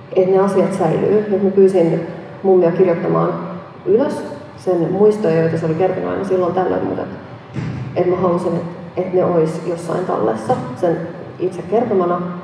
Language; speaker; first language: Finnish; non-native, local second language; Estonian